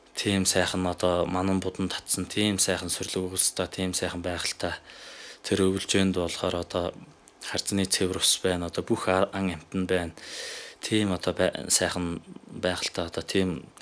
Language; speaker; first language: Mongolian; non-native, local second language; Tuvinian